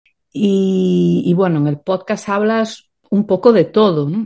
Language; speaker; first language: Spanish; native; Spanish